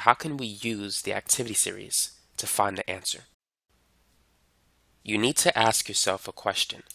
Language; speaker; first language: English; native; English